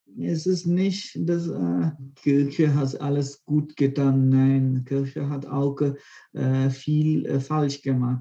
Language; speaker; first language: German; non-native, fluent; Konkani